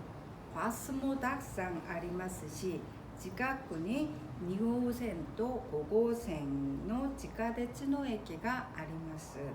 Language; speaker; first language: Japanese; non-native, fluent; Korean